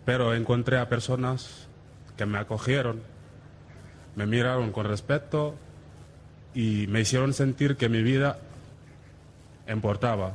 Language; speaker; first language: Spanish; non-native, fluent; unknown